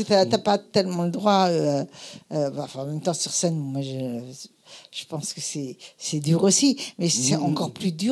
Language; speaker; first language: French; native; French